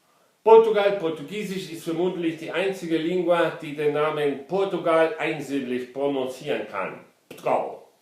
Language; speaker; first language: German; non-native, fluent; Portuguese